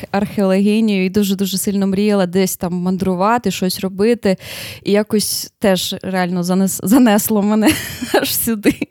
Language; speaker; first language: Ukrainian; native; Ukrainian